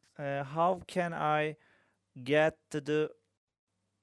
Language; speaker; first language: English; non-native, learner; Turkish